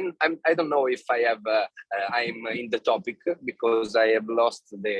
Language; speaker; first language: English; non-native, fluent; Italian